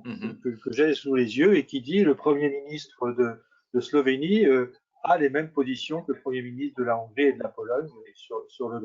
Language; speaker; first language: French; native; French